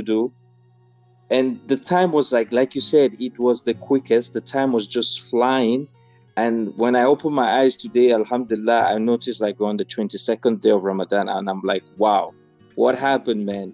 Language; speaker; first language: English; non-native, local second language; Fula